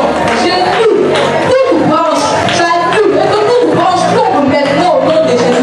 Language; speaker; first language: French; non-native, local second language; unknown